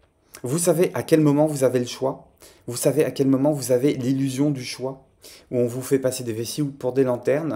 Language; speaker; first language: French; native; French